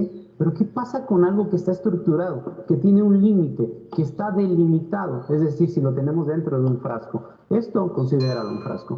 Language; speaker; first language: Spanish; native; Spanish